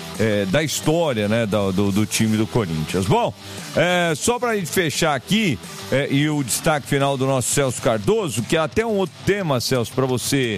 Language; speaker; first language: Portuguese; native; Portuguese